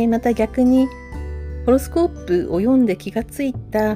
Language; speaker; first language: Japanese; native; Japanese